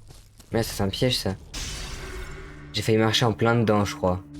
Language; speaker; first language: French; native; French